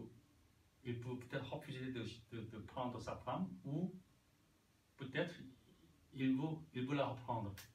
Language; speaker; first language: French; non-native, learner; Korean